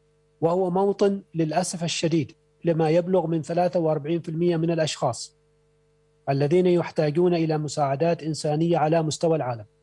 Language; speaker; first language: Arabic; native; Arabic